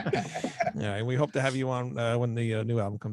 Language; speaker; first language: English; native; English